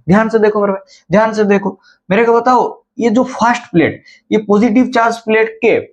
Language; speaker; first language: Hindi; non-native, local second language; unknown